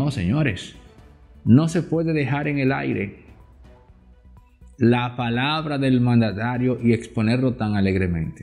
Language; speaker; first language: Spanish; native; Spanish